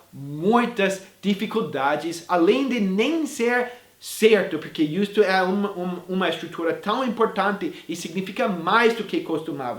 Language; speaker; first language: Portuguese; non-native, fluent; English